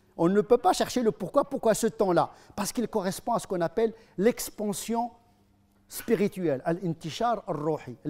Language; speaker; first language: French; non-native, fluent; Arabic